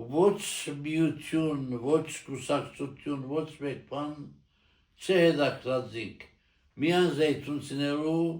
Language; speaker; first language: Armenian; native; Armenian